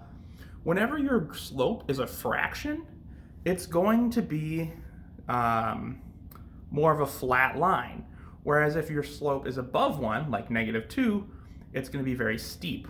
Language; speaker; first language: English; native; English